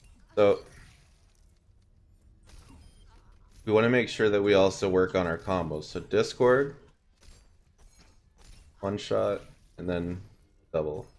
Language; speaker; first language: English; native; English